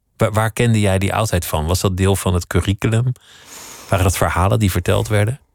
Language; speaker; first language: Dutch; native; Dutch